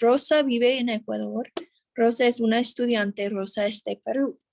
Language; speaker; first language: Spanish; non-native, fluent; English